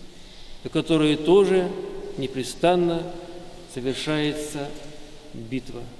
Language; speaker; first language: Russian; native; Russian